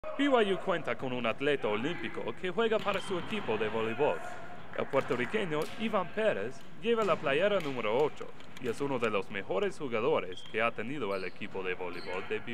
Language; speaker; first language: Spanish; non-native, fluent; English